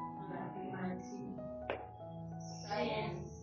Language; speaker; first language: English; non-native, learner; French